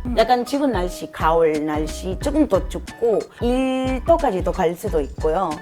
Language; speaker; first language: Korean; non-native, fluent; Spanish